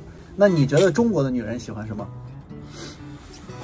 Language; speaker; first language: Chinese; native; Chinese